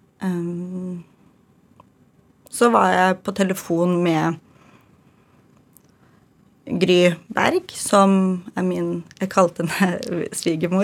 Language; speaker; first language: Norwegian; early bilingual, other home language; Ukrainian